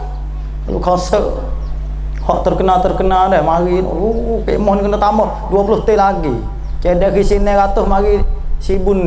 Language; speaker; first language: Malay; native; Malay